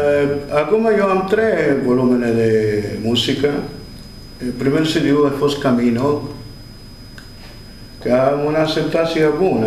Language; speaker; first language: Romanian; non-native, learner; Spanish